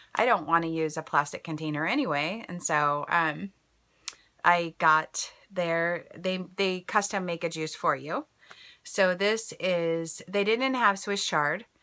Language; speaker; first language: English; native; English